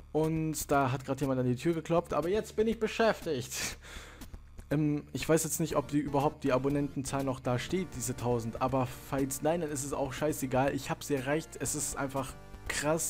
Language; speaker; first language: German; native; German